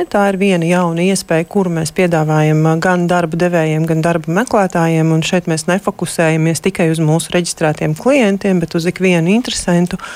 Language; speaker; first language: Latvian; native; Latvian